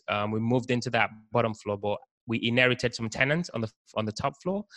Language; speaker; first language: English; non-native, local second language; Yoruba